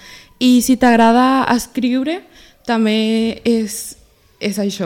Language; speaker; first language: Catalan; early bilingual, other home language; Spanish